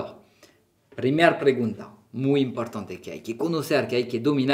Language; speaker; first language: Spanish; non-native, fluent; French